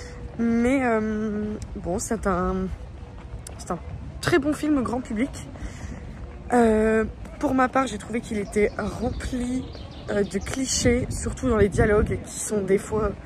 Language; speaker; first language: French; native; French